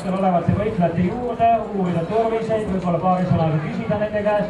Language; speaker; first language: Estonian; native; Estonian